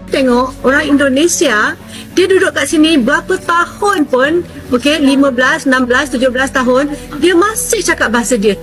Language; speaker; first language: Malay; native; Malay